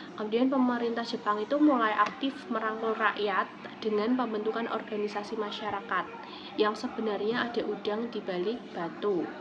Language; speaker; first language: Indonesian; native; Indonesian